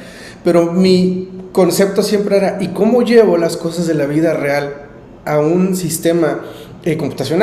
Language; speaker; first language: Spanish; native; Spanish